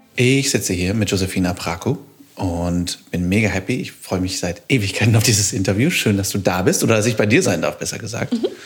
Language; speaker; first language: German; native; German